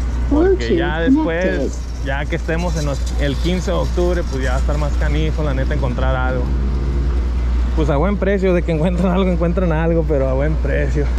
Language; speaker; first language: Spanish; early bilingual, heritage; Spanish